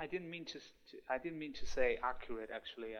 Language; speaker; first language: English; non-native, fluent; Spanish